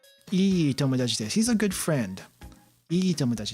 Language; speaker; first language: Japanese; non-native, learner; English